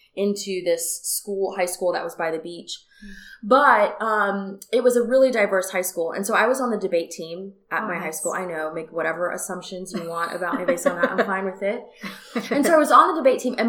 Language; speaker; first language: English; native; English